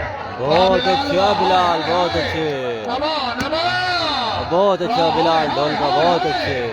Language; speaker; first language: Hindi; non-native, local second language; Punjabi